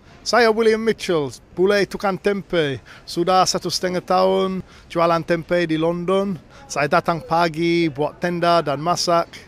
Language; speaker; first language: Indonesian; non-native, learner; English